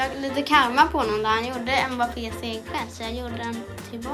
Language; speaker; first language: Swedish; native; Swedish